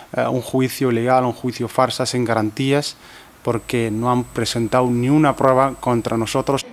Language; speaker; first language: Spanish; non-native, fluent; Arabic